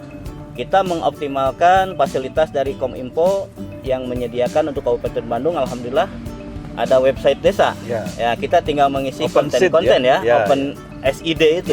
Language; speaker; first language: Indonesian; non-native, local second language; Sundanese